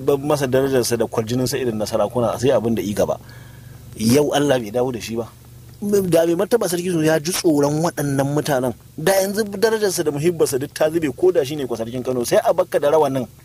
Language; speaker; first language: Hausa; native; Hausa